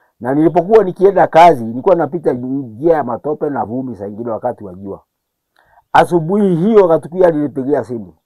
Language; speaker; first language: Swahili; non-native, local second language; Kikuyu